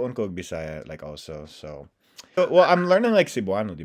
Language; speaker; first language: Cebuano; non-native, learner; English